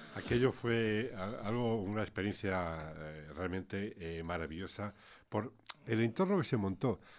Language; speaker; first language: Spanish; native; Spanish